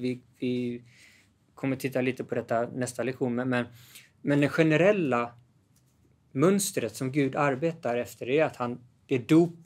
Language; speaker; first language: Swedish; native; Swedish